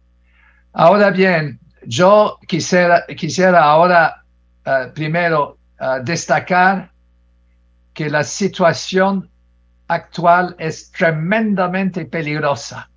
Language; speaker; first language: Spanish; non-native, fluent; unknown